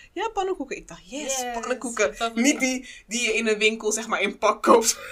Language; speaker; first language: Dutch; early bilingual, other home language; Kinyarwanda